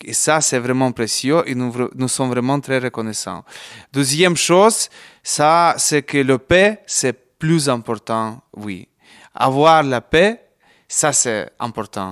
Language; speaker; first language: French; non-native, learner; Ukrainian